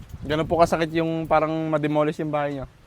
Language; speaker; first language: Filipino; native; Filipino